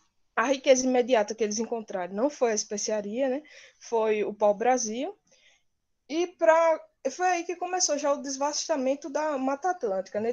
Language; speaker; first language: Portuguese; native; Portuguese